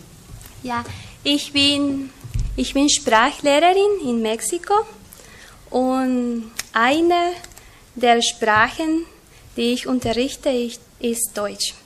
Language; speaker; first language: German; non-native, learner; Spanish